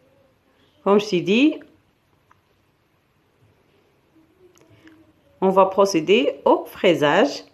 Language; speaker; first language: French; non-native, local second language; Arabic